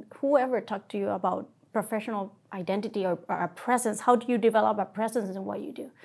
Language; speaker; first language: English; non-native, fluent; Spanish